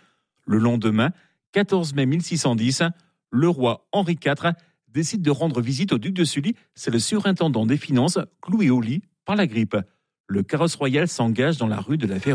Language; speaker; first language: French; native; French